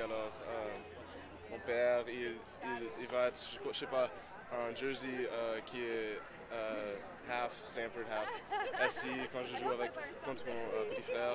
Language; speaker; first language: French; non-native, learner; English